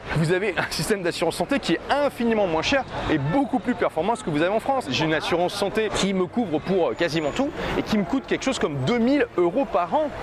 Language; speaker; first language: French; native; French